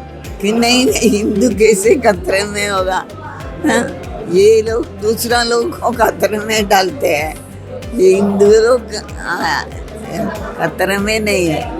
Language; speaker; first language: Hindi; non-native, local second language; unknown